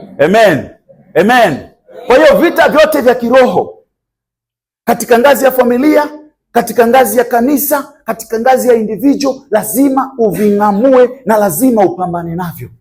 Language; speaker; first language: Swahili; native; Swahili